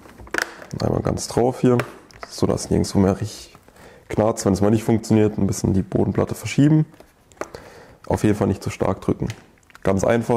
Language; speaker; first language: German; native; German